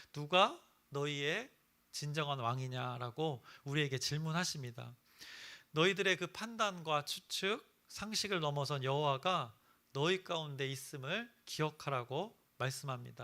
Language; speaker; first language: Korean; native; Korean